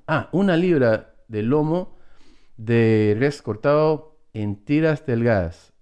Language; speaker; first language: Spanish; early bilingual, heritage; Spanish